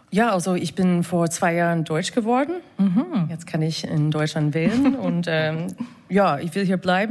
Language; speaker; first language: German; non-native, fluent; English